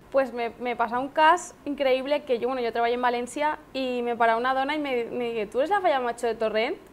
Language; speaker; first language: Spanish; non-native, local second language; Catalan